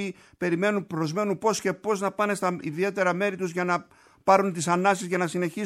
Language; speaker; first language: Greek; native; Greek